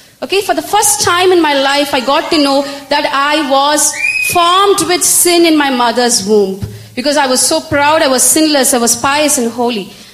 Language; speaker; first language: English; non-native, local second language; Tamil